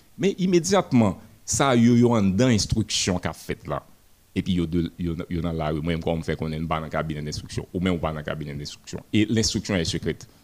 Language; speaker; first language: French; non-native, local second language; Haitian Creole